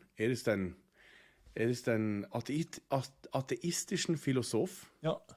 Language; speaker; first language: German; non-native, learner; Norwegian